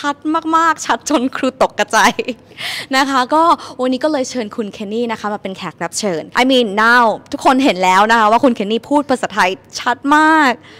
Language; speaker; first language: Thai; native; Thai